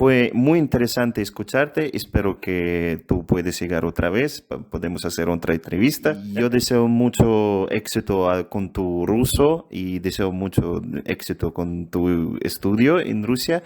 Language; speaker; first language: Spanish; non-native, fluent; Russian